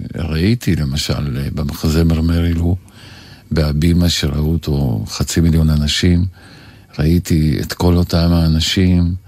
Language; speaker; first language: Hebrew; early bilingual, other home language; Polish